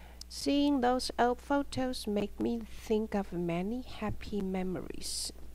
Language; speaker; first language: English; non-native, fluent; Chinese